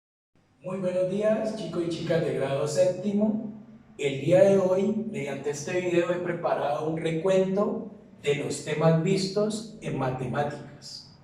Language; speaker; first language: Spanish; native; Spanish